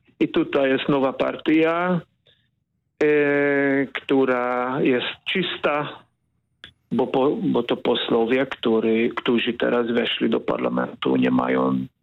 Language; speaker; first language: Polish; non-native, fluent; Hungarian